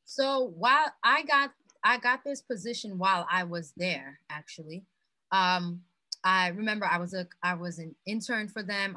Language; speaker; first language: English; non-native, fluent; Haitian Creole